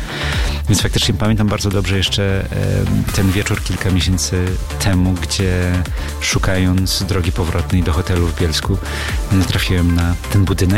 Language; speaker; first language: Polish; native; Polish